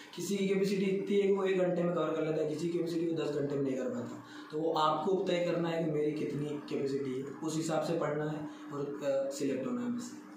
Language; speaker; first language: Hindi; native; Hindi